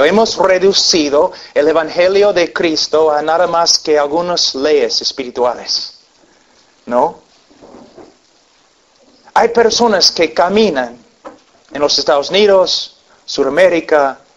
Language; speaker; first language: Spanish; non-native, fluent; English